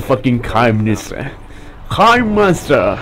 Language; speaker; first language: English; non-native, learner; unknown